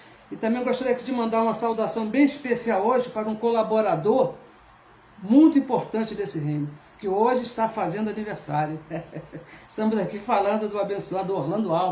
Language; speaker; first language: Portuguese; native; Portuguese